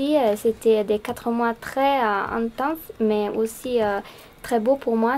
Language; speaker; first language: French; non-native, fluent; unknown